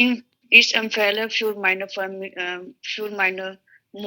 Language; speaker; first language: German; non-native, learner; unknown